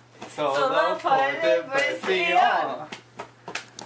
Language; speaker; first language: Spanish; non-native, learner; English